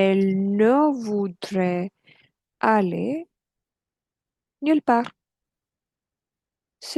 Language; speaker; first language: French; non-native, fluent; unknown